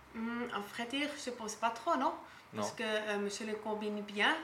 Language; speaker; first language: French; non-native, learner; German